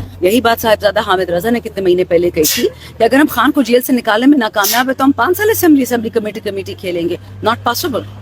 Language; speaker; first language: Urdu; non-native, local second language; Pashto